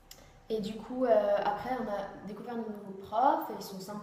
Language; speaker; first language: French; native; French